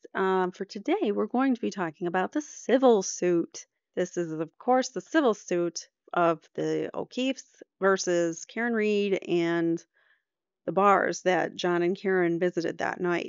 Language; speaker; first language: English; native; English